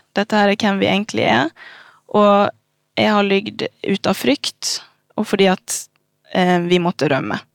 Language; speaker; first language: Norwegian; early bilingual, other home language; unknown